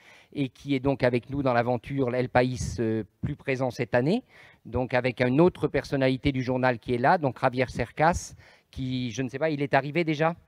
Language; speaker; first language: French; native; French